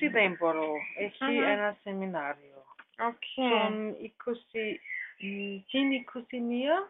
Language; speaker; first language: Greek; non-native, learner; German